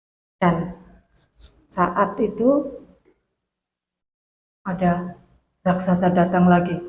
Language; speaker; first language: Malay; non-native, local second language; Javanese